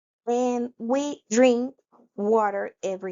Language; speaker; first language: English; non-native, fluent; Spanish